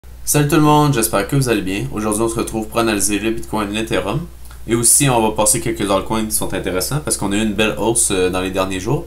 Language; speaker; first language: French; native; French